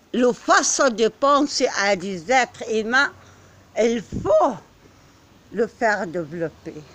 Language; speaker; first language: French; non-native, learner; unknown